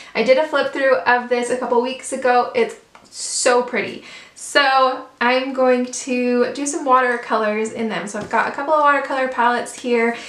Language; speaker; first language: English; native; English